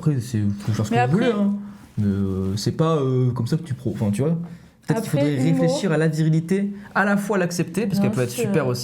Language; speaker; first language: French; native; French